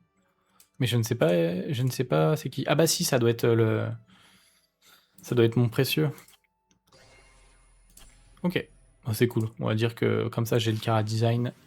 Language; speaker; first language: French; native; French